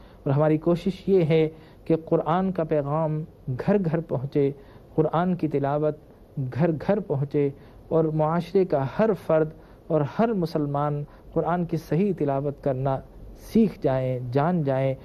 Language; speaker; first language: Urdu; native; Urdu